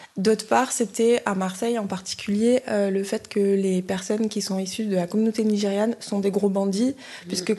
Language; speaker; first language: French; non-native, fluent; Bini